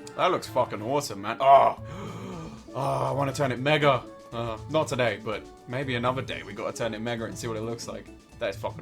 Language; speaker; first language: English; native; English